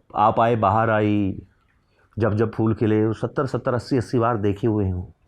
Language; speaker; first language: Hindi; native; Hindi